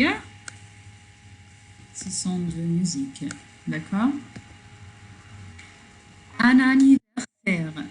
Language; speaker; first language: French; non-native, learner; Arabic